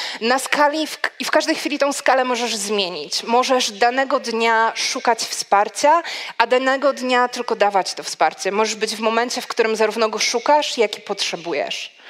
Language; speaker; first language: Polish; native; Polish